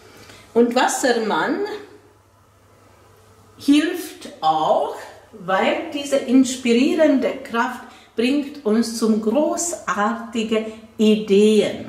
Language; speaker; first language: German; non-native, fluent; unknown